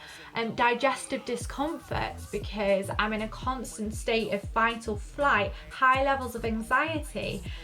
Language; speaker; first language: English; native; English